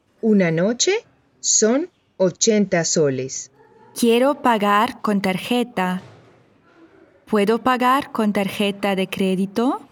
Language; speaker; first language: Spanish; non-native, fluent; German